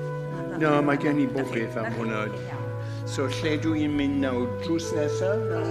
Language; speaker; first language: Welsh; non-native, fluent; English